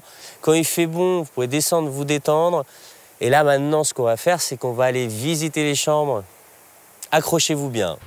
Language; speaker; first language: French; native; French